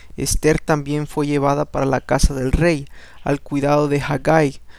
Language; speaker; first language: Spanish; early bilingual, heritage; Spanish